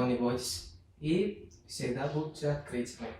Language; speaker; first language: Russian; non-native, learner; Turkmen